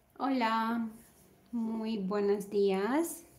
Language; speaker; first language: Spanish; non-native, fluent; Romanian